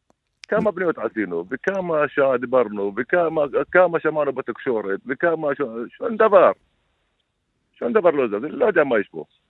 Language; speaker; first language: Hebrew; non-native, local second language; Arabic